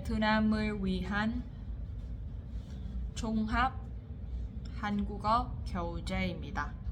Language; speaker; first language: Korean; non-native, fluent; Vietnamese